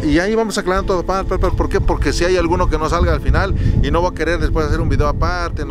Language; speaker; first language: Spanish; native; Spanish